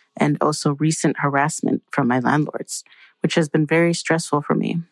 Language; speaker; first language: English; native; English